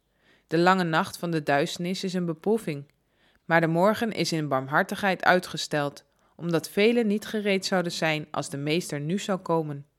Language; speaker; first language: Dutch; native; Dutch